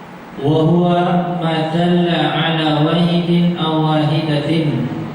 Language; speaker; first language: Arabic; non-native, fluent; Indonesian